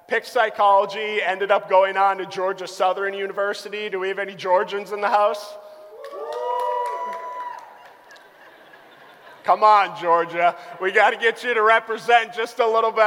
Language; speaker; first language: English; native; English